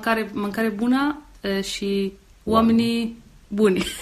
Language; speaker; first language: Romanian; non-native, learner; Italian